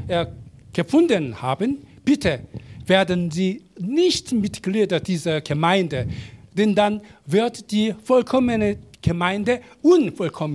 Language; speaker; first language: German; non-native, learner; Korean